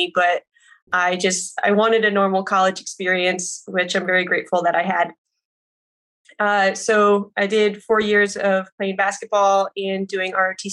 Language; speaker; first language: English; native; English